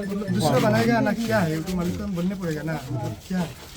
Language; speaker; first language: Hindi; non-native, local second language; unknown